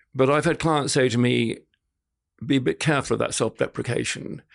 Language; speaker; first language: English; native; English